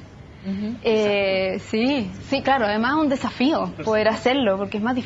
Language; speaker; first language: Spanish; native; Spanish